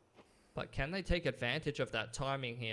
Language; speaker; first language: English; native; English